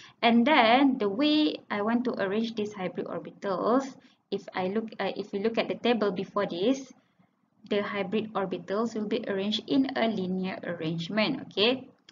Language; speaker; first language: English; non-native, local second language; Malay